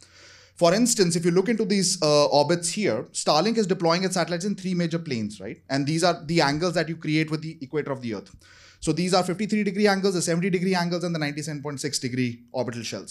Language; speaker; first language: English; non-native, fluent; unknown